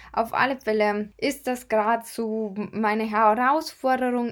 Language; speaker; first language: German; native; German